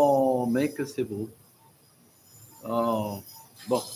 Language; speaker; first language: French; native; French